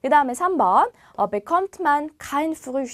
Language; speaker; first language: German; non-native, fluent; Korean